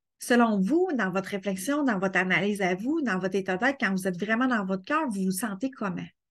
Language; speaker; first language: French; native; French